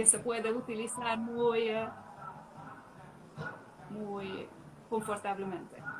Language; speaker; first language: Spanish; non-native, fluent; Hungarian